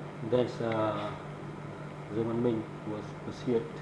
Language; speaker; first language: English; non-native, fluent; Vietnamese